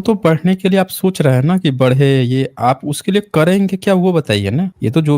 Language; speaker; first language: Hindi; native; Hindi